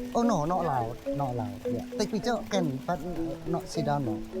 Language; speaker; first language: English; non-native, learner; Indonesian